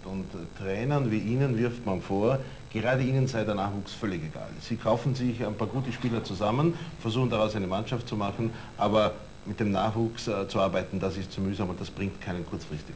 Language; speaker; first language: German; native; German